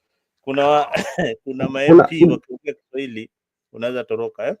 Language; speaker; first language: Swahili; non-native, local second language; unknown